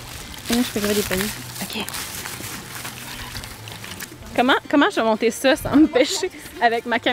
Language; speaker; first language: French; native; French